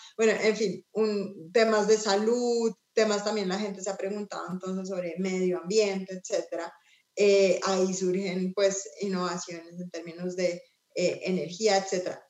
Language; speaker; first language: Spanish; native; Spanish